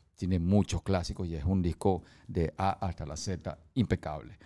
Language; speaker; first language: Spanish; early bilingual, heritage; Spanish